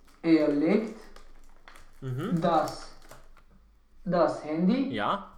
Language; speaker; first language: German; non-native, learner; Romanian